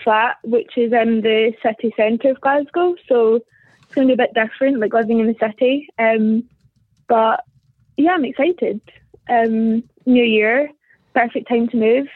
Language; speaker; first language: English; native; English